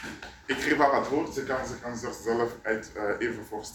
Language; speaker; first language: Dutch; non-native, local second language; Lingala